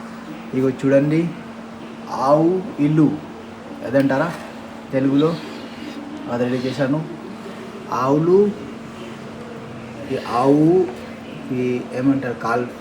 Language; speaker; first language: Telugu; non-native, local second language; Hindi